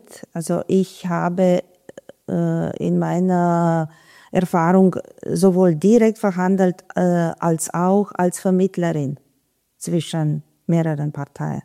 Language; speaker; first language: German; non-native, fluent; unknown